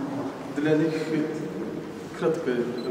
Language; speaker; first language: Russian; non-native, fluent; Korean